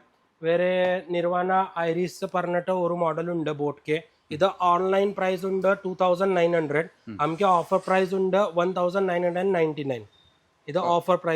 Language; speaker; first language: Malayalam; non-native, fluent; Hindi